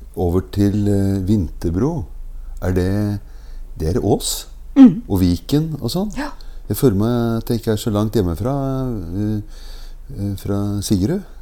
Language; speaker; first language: Norwegian; native; Norwegian